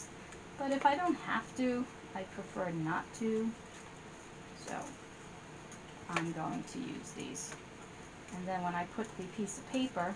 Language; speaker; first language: English; native; English